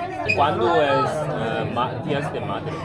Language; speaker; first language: Spanish; non-native, learner; Korean